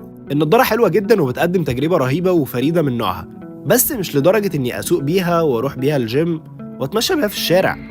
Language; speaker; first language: Arabic; native; Arabic